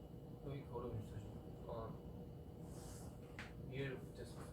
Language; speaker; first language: Korean; non-native, fluent; Chinese